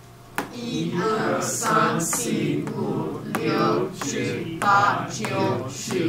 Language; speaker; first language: Chinese; non-native, learner; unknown